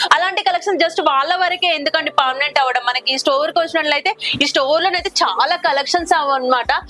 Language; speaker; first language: Telugu; native; Telugu